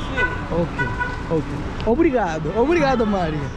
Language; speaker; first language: Portuguese; non-native, learner; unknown